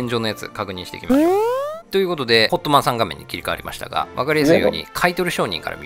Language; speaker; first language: Japanese; native; Japanese